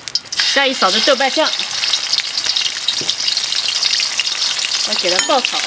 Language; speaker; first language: Chinese; native; Chinese